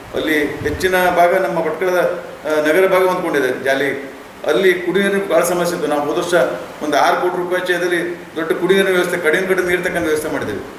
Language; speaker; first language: Kannada; native; Kannada